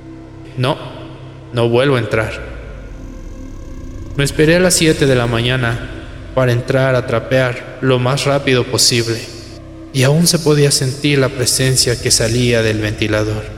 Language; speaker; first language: Spanish; native; Spanish